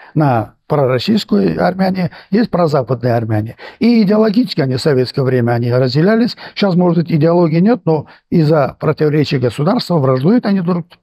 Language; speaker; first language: Russian; non-native, local second language; Armenian